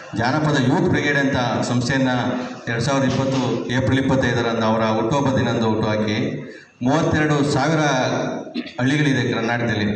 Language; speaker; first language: Kannada; native; Kannada